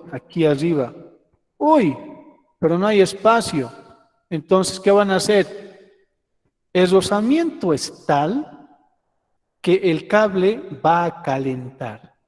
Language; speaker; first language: Spanish; native; Spanish